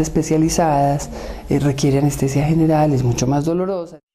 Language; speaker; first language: Spanish; native; Spanish